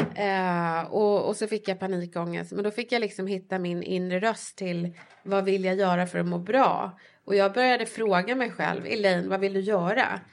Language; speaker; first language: Swedish; native; Swedish